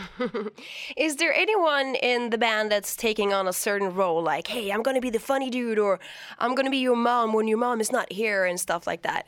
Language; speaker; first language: English; non-native, fluent; Swedish